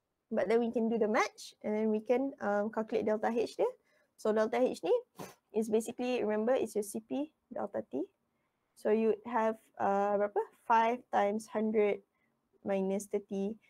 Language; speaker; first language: English; non-native, local second language; Malay